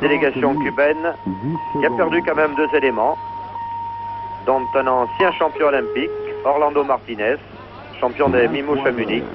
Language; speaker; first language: French; native; French